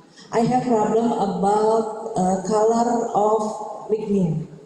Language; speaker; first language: English; non-native, learner; Indonesian